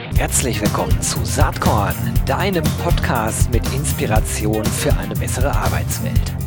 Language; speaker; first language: German; native; German